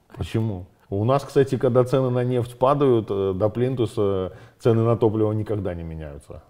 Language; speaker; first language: Russian; native; Russian